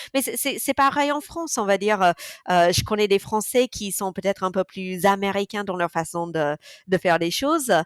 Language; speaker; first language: French; non-native, fluent; English